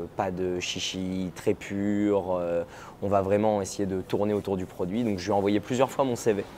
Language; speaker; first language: French; native; French